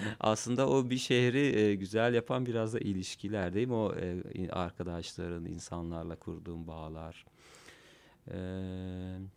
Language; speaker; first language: Turkish; non-native, local second language; Kurdish